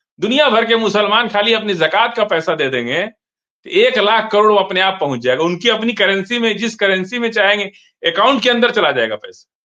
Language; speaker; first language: Hindi; native; Hindi